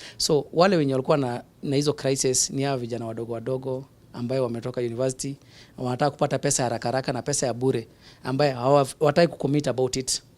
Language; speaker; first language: Swahili; non-native, local second language; Somali